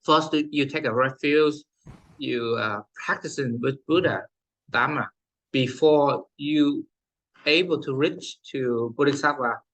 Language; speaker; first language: English; non-native, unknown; Vietnamese